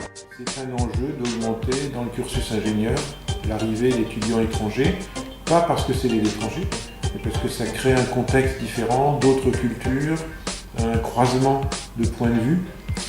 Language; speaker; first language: French; native; French